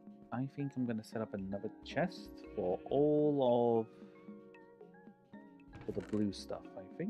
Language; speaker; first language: English; native; English